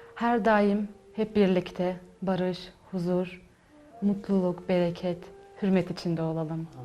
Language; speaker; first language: Turkish; early bilingual, heritage; Uzbek